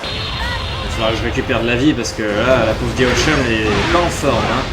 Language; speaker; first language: French; native; French